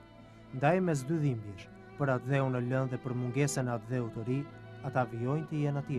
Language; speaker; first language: Albanian; native; Albanian